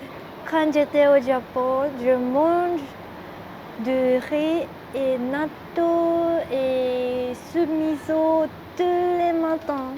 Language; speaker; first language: French; non-native, learner; Japanese